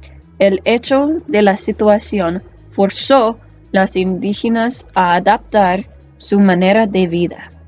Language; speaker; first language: Spanish; non-native, learner; English